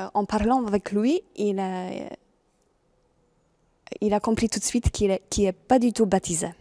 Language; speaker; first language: French; non-native, fluent; Polish